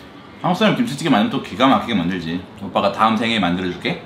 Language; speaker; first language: Korean; native; Korean